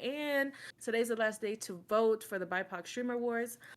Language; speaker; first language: English; native; English